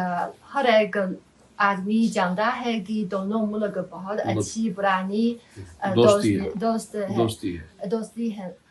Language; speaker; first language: Hindi; non-native, fluent; Chinese